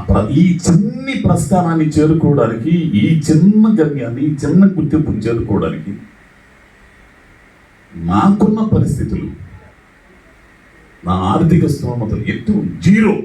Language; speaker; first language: Telugu; native; Telugu